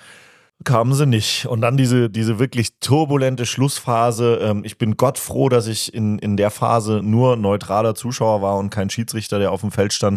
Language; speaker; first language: German; native; German